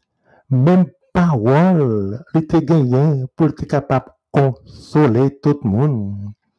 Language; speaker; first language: French; non-native, local second language; Haitian Creole